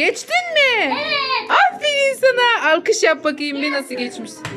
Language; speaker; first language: Turkish; native; Turkish